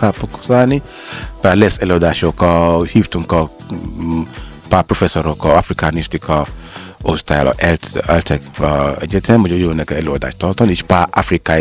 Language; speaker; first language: Hungarian; non-native, learner; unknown